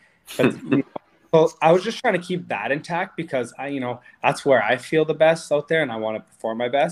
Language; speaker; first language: English; native; English